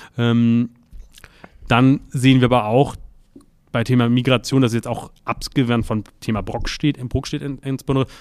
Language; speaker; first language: German; native; German